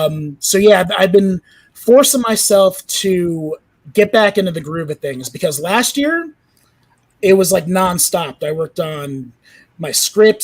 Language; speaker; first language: English; native; English